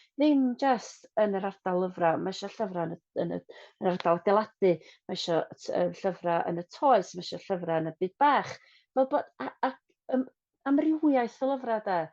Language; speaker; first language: Welsh; non-native, local second language; English